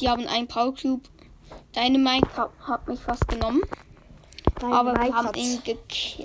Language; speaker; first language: German; native; German